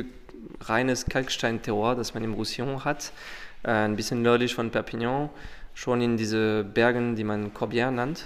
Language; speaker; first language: German; non-native, fluent; French